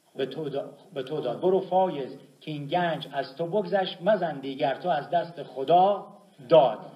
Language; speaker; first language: Persian; native; Persian